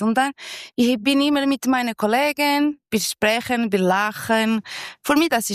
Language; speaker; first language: German; non-native, learner; Portuguese